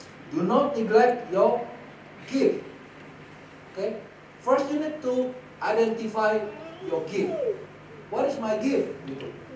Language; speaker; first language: English; non-native, fluent; Indonesian